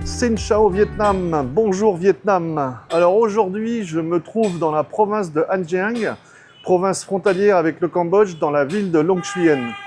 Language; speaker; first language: French; native; French